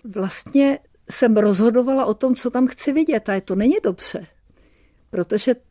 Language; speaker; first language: Czech; early bilingual, heritage; Czech